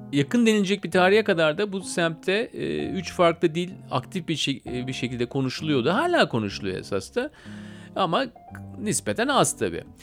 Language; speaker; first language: Turkish; native; Turkish